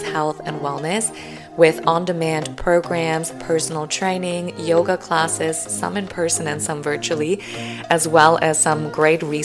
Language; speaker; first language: English; non-native, fluent; German